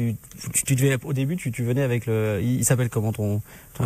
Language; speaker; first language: French; native; French